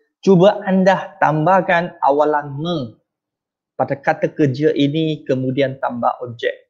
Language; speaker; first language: Malay; non-native, local second language; Chinese